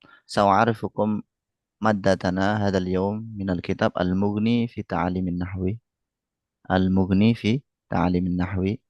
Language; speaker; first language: Arabic; non-native, fluent; Indonesian